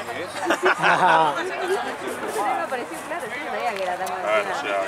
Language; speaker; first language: Spanish; native; Spanish